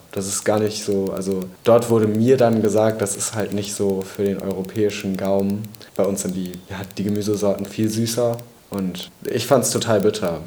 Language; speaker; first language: German; native; German